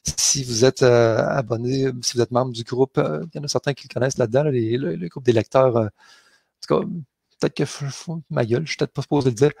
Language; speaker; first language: French; native; French